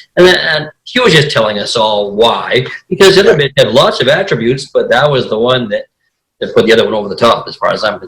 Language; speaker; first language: English; native; English